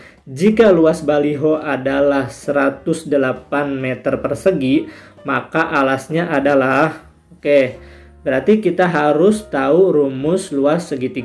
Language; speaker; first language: Indonesian; native; Indonesian